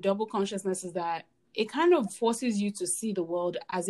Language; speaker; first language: English; non-native, local second language; Yoruba